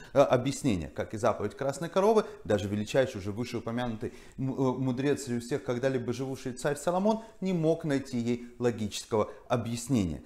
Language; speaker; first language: Russian; native; Russian